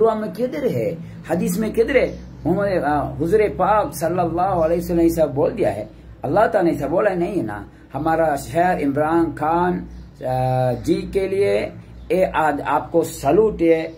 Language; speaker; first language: Hindi; non-native, learner; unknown